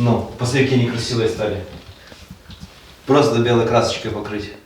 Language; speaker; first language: Russian; native; Russian